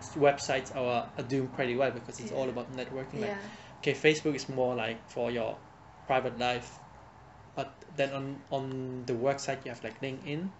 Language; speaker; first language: English; non-native, fluent; Vietnamese